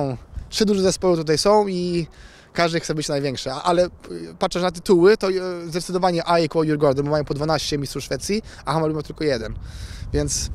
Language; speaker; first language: Polish; native; Polish